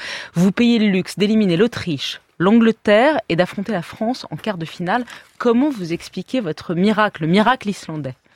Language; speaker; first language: French; native; French